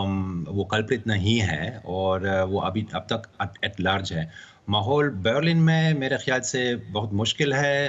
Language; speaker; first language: Hindi; non-native, fluent; German